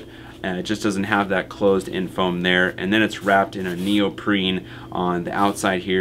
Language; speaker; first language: English; native; English